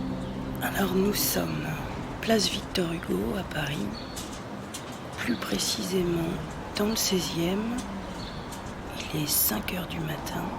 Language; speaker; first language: French; native; French